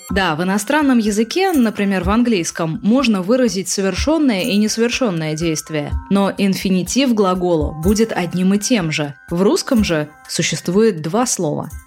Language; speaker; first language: Russian; native; Russian